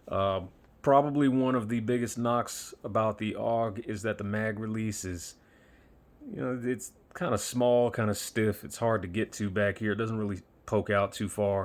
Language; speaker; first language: English; native; English